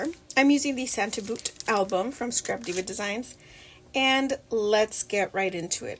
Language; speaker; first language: English; native; English